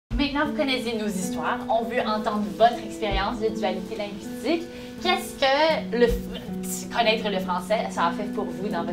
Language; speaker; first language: French; non-native, local second language; English